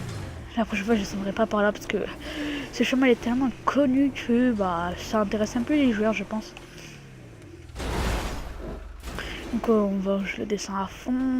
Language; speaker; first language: French; native; French